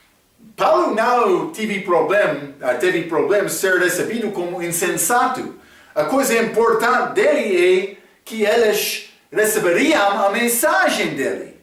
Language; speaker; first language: Portuguese; non-native, fluent; English